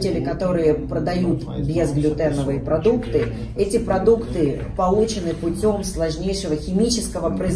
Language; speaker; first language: Russian; native; Russian